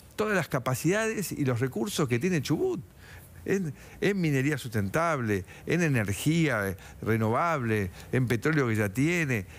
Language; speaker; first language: Spanish; native; Spanish